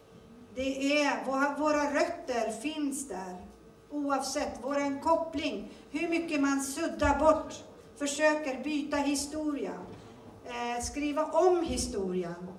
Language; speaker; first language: Swedish; early bilingual, other home language; Turoyo